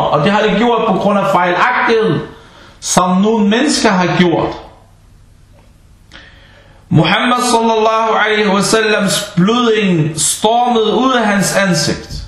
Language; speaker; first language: Danish; early bilingual, other home language; Arabic